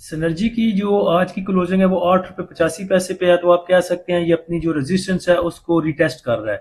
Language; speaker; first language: Hindi; native; Hindi